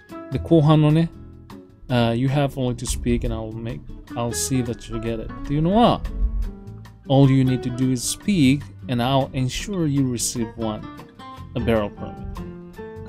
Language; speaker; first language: English; non-native, fluent; Japanese